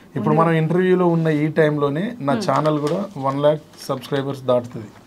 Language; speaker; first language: Telugu; native; Telugu